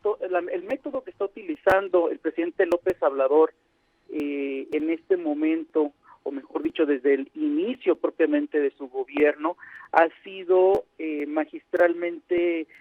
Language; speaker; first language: Spanish; native; Spanish